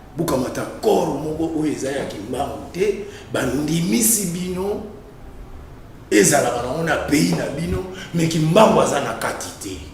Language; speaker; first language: Lingala; non-native, local second language; Kongo